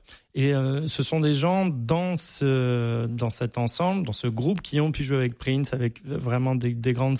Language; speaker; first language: French; native; French